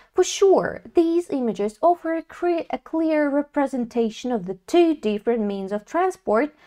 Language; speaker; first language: English; non-native, fluent; Russian